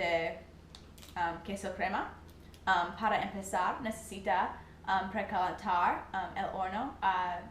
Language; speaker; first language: Spanish; non-native, learner; English